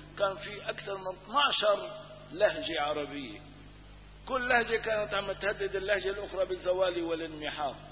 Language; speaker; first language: Arabic; non-native, local second language; Kurdish